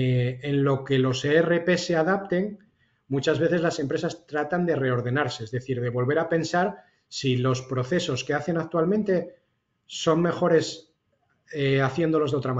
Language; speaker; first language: Spanish; native; Spanish